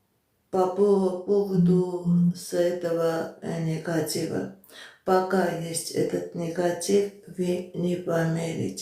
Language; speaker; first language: Russian; non-native, fluent; Armenian